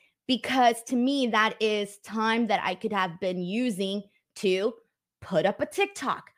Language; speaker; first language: English; native; English